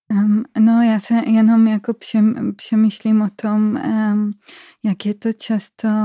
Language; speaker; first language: Czech; non-native, fluent; Hebrew